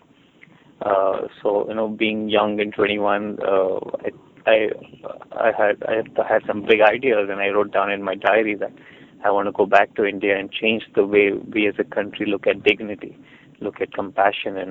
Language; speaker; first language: English; non-native, local second language; Hindi